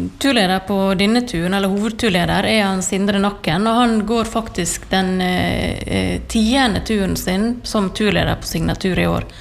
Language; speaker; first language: Norwegian; native; Norwegian